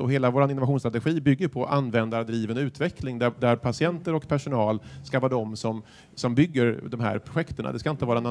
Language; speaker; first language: Swedish; native; Swedish